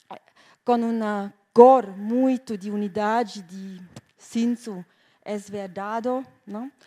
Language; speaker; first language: Portuguese; non-native, fluent; German